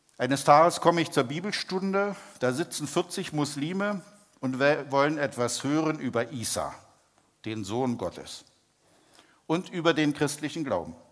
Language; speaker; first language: German; native; German